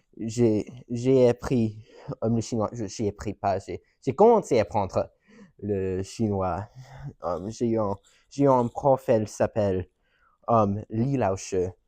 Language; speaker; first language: French; non-native, learner; English